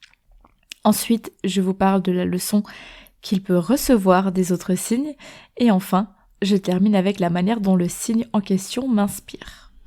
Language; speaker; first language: French; native; French